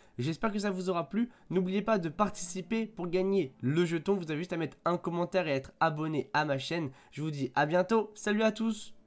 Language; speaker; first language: French; native; French